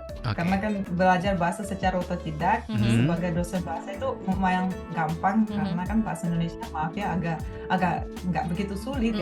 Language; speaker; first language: Indonesian; non-native, fluent; Russian